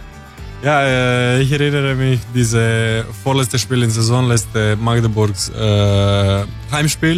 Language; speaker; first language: German; non-native, learner; Croatian